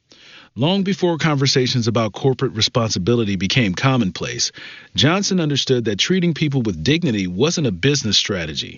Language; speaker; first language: English; native; English